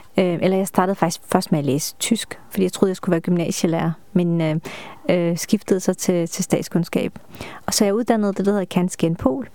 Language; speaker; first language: Danish; early bilingual, other home language; Turkish